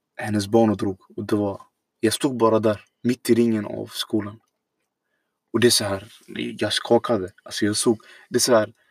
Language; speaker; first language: Swedish; non-native, fluent; Arabic